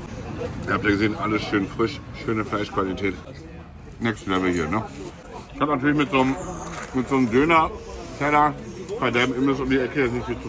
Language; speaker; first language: German; native; German